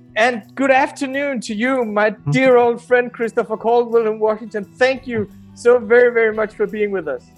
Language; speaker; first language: English; non-native, fluent; Danish